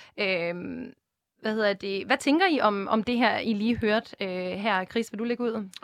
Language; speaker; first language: Danish; native; Danish